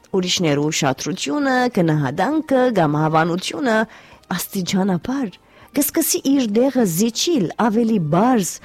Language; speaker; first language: Armenian; early bilingual, heritage; Armenian